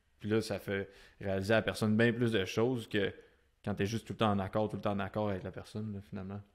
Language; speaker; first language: French; native; French